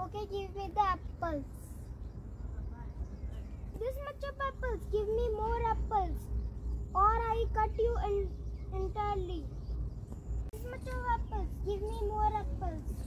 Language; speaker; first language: English; non-native, learner; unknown